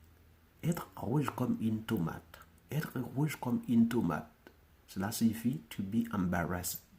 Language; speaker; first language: French; non-native, local second language; Haitian Creole